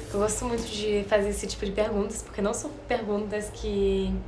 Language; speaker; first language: Portuguese; non-native, fluent; French